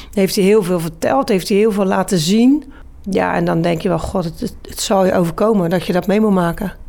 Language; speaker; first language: Dutch; native; Dutch